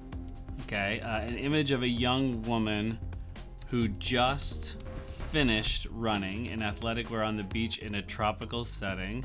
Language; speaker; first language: English; native; English